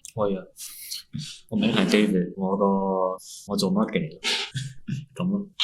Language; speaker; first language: Cantonese; early bilingual, heritage; Cantonese